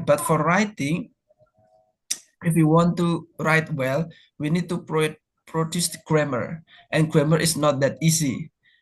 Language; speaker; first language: English; non-native, fluent; Indonesian